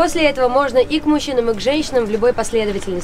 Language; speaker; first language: Russian; native; Russian